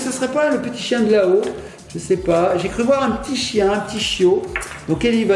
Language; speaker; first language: French; native; French